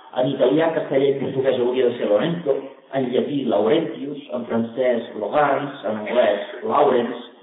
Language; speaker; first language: Catalan; native; Catalan